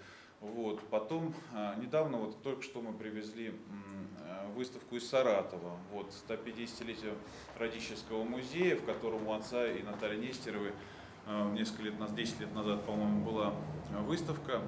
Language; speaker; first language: Russian; native; Russian